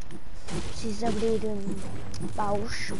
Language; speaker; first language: English; non-native, learner; Portuguese